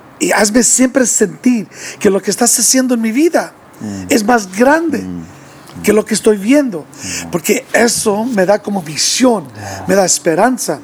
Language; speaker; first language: Spanish; early bilingual, heritage; English